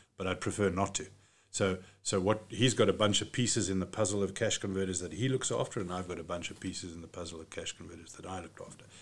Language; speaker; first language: English; native; English